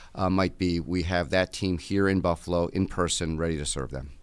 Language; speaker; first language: English; native; English